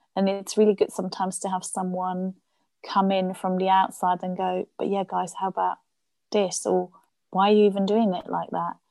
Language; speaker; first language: English; non-native, fluent; German